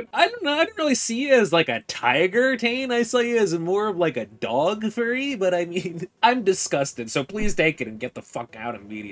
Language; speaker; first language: English; native; English